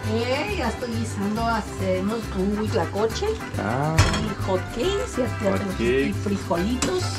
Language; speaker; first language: Spanish; native; Spanish